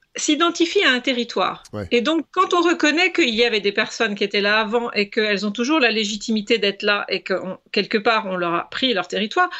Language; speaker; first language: French; native; French